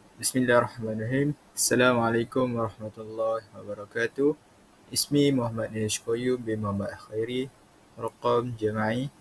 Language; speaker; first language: Arabic; non-native, learner; Malay